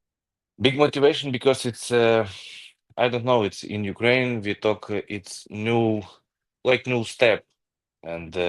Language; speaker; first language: English; non-native, learner; Ukrainian